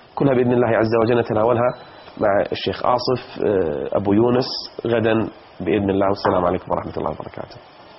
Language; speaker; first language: Arabic; native; Arabic